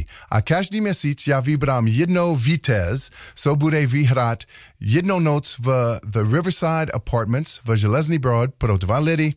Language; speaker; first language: Czech; non-native, learner; English